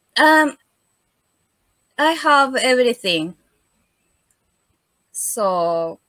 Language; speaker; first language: English; non-native, learner; Japanese